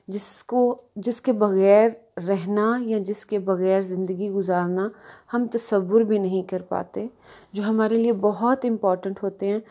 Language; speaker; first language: Urdu; native; Urdu